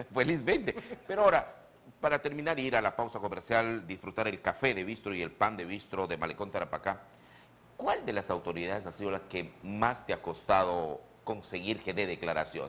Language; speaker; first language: Spanish; native; Spanish